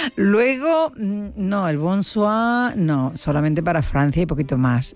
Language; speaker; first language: Spanish; native; Spanish